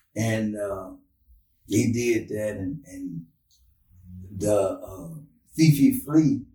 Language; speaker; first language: English; native; English